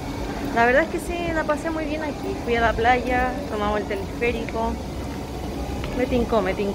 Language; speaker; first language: Spanish; native; Spanish